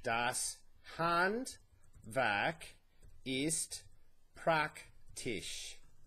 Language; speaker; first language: German; non-native, learner; English